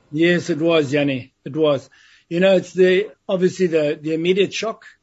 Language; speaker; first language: English; native; English